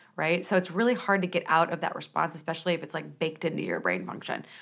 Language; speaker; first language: English; native; English